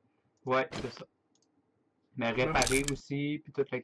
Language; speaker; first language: French; native; French